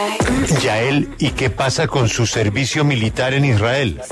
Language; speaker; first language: Spanish; native; Spanish